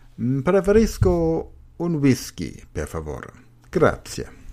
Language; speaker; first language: Italian; non-native, fluent; German